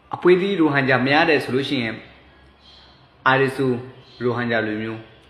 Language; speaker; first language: Burmese; non-native, local second language; Rohingya